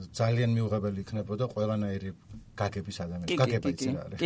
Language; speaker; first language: Georgian; native; Georgian